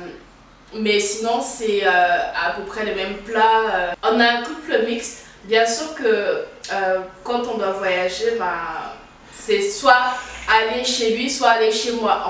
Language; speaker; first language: French; native; French